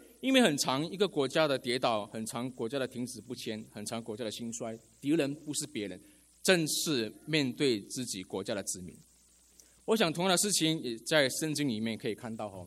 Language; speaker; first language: Chinese; native; Chinese